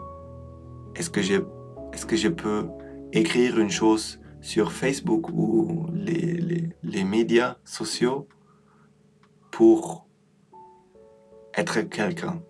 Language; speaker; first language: French; non-native, learner; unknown